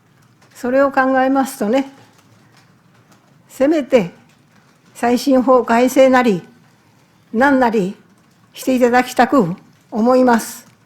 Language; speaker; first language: Japanese; native; Japanese